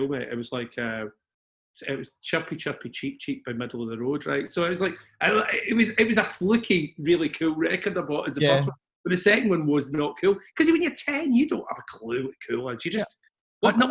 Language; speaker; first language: English; native; English